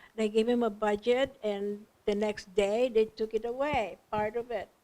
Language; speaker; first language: English; non-native, local second language; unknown